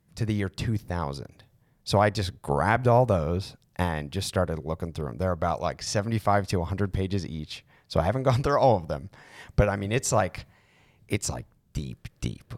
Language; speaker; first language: English; native; English